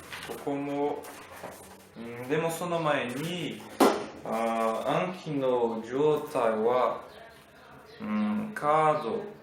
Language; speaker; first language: Japanese; non-native, learner; Portuguese